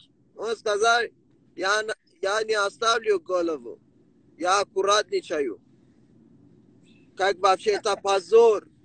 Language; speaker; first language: Russian; non-native, local second language; Persian